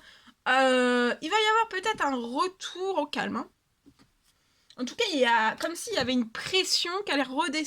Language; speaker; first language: French; native; French